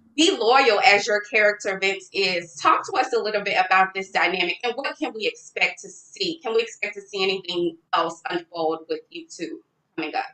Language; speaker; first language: English; native; English